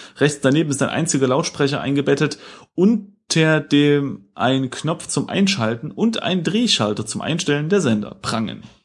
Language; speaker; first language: German; native; German